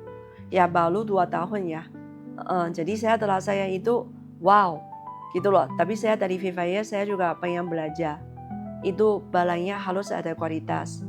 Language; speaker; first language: Indonesian; non-native, learner; Chinese